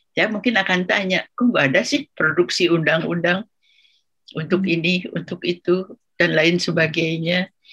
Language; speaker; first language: Indonesian; non-native, local second language; Sundanese